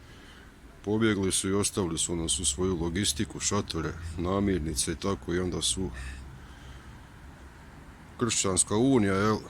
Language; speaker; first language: Bosnian; native; Bosnian